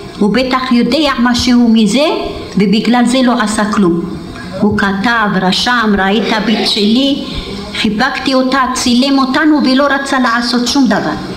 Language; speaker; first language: Hebrew; non-native, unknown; Arabic